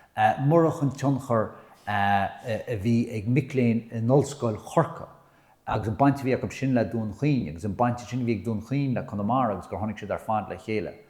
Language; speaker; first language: Irish; native; Irish